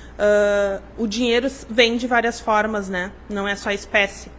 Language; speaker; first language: Portuguese; native; Portuguese